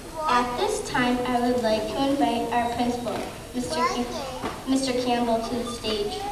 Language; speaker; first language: English; native; English